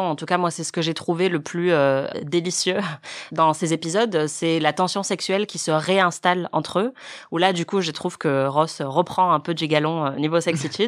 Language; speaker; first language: French; native; French